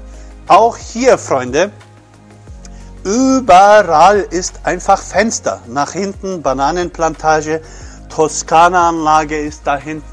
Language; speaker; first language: German; non-native, fluent; Turkish